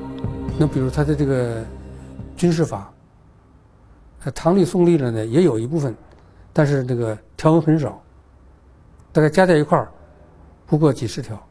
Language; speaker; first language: Chinese; native; Chinese